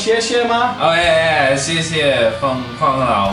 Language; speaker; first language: Chinese; non-native, learner; English